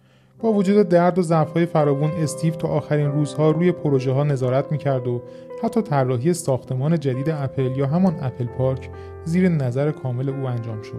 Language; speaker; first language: Persian; native; Persian